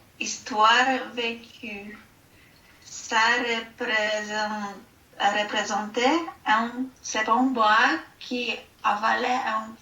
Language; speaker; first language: French; non-native, learner; Filipino